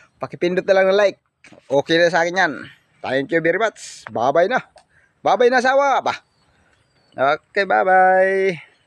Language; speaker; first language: Filipino; non-native, local second language; Cebuano